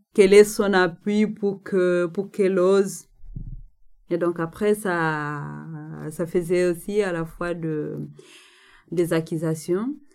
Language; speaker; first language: French; non-native, local second language; Nande